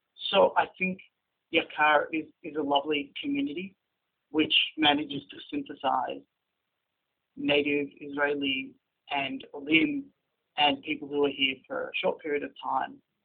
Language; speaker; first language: English; native; English